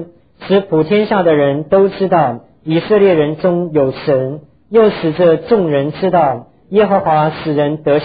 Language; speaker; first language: Chinese; native; Chinese